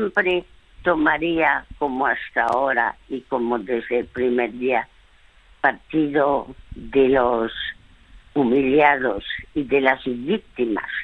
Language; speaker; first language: Spanish; early bilingual, other home language; French